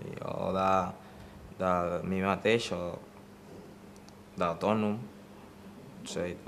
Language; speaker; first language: Catalan; non-native, local second language; Spanish